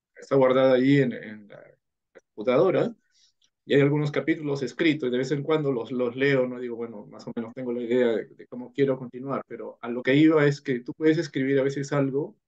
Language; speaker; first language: Spanish; native; Spanish